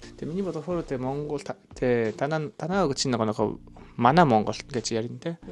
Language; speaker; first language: Mongolian; non-native, learner; Japanese